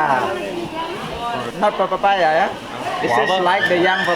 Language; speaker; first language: English; non-native, learner; Indonesian